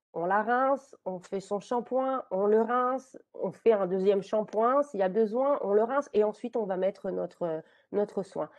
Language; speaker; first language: French; native; French